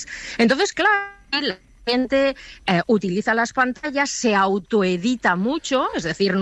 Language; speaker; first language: Spanish; native; Spanish